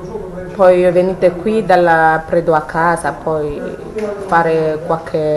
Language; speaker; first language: Italian; non-native, learner; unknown